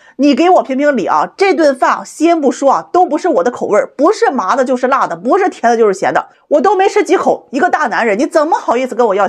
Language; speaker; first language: Chinese; native; Chinese